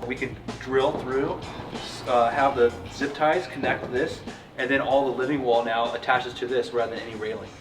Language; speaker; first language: English; native; English